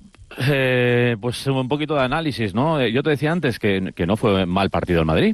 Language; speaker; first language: Spanish; native; Spanish